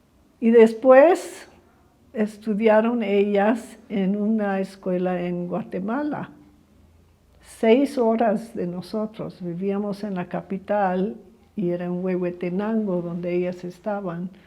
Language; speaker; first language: Spanish; early bilingual, other home language; English